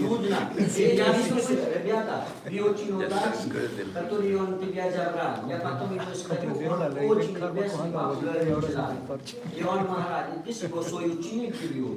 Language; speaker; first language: Russian; non-native, learner; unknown